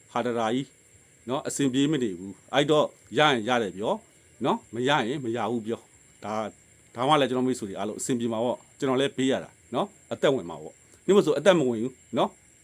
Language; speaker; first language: Burmese; native; Burmese